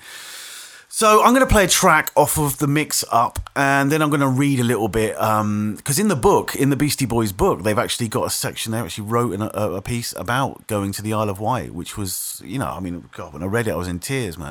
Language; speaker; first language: English; native; English